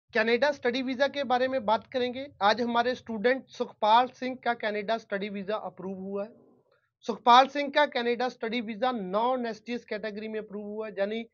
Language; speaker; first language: Hindi; non-native, local second language; Punjabi